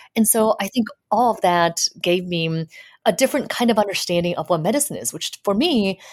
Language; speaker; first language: English; native; English